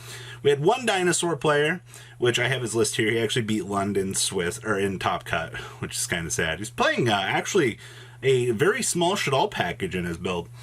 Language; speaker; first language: English; native; English